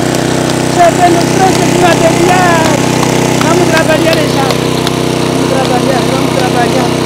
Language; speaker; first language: Portuguese; non-native, local second language; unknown